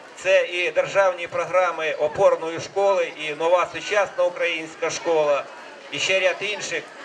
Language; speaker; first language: Ukrainian; native; Ukrainian